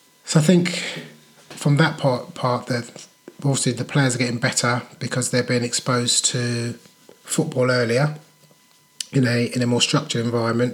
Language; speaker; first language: English; native; English